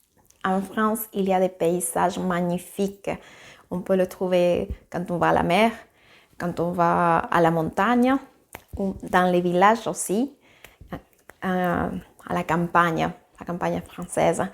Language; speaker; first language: French; non-native, fluent; Spanish